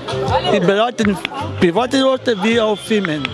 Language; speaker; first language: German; non-native, learner; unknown